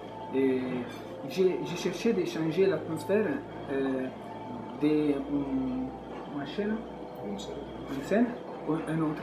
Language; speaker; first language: French; non-native, fluent; Italian